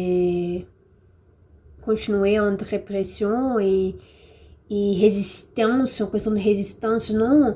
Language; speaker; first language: French; non-native, learner; Portuguese